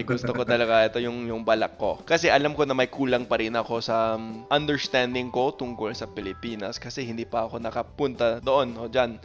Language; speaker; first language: Filipino; non-native, fluent; English